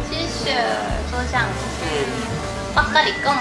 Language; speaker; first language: Chinese; non-native, learner; Korean